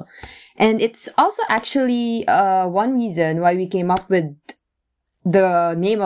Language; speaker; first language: English; non-native, local second language; Filipino